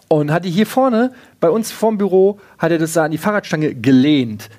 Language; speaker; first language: German; native; German